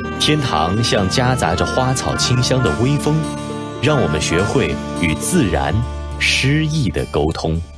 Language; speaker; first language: Chinese; native; Chinese